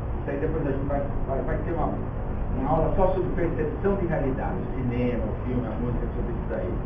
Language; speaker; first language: Portuguese; early bilingual, other home language; Yiddish